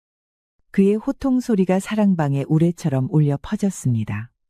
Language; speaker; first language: Korean; native; Korean